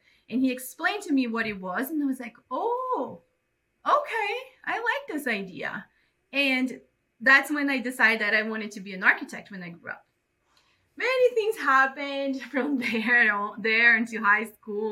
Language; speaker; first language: English; non-native, fluent; Portuguese